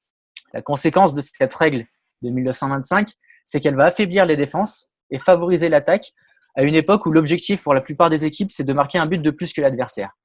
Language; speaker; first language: French; native; French